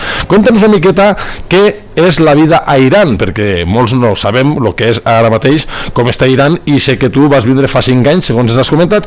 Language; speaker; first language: Catalan; native; Catalan